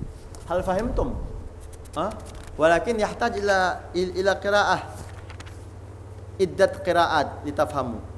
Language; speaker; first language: Arabic; non-native, fluent; Indonesian